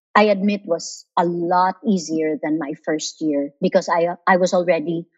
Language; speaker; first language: English; non-native, local second language; Filipino